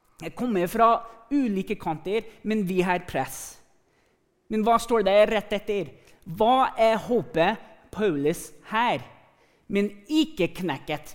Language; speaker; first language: Norwegian; non-native, fluent; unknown